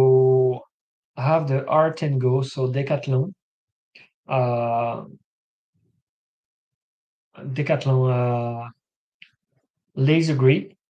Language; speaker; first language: English; non-native, learner; French